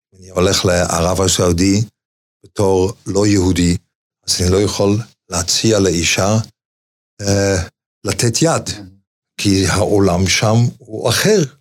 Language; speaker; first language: Hebrew; non-native, fluent; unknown